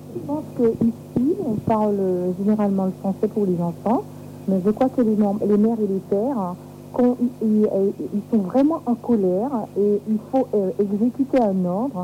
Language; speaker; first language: French; native; French